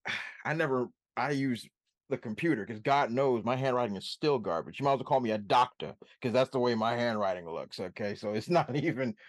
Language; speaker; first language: English; native; English